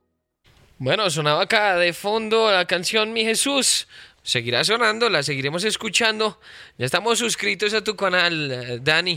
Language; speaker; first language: Spanish; native; Spanish